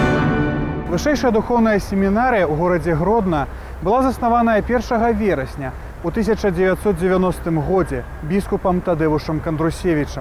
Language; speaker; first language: Belarusian; native; Belarusian